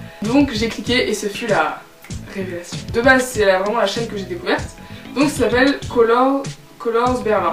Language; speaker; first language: French; native; French